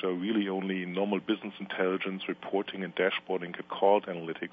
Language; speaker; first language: English; non-native, fluent; Italian